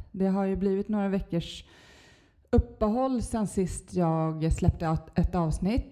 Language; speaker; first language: Swedish; native; Swedish